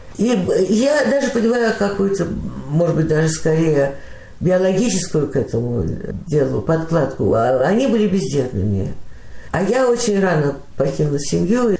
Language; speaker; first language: Russian; native; Russian